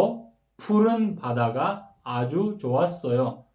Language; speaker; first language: Korean; non-native, fluent; Kyrgyz